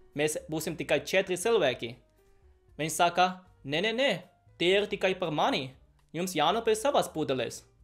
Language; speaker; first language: Latvian; non-native, fluent; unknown